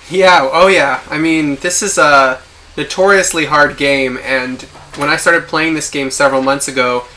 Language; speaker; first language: English; native; English